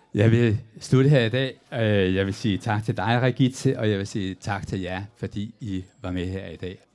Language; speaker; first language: Danish; native; Danish